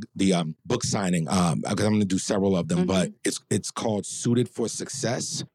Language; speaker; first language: English; native; English